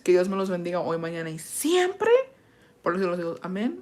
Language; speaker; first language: Spanish; early bilingual, heritage; Spanish